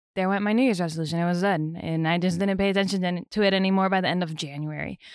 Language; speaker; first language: English; native; English